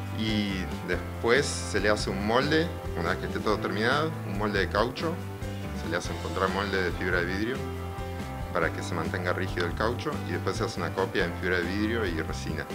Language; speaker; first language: Spanish; early bilingual, other home language; Russian